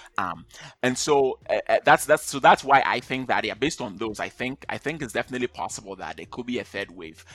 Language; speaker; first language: English; non-native, local second language; Akan